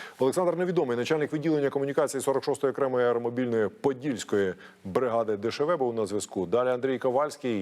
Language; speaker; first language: Ukrainian; native; Ukrainian